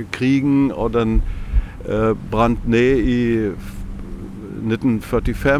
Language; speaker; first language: Norwegian; non-native, fluent; German